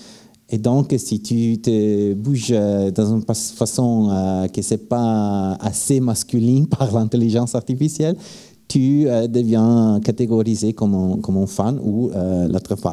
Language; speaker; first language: French; non-native, fluent; Italian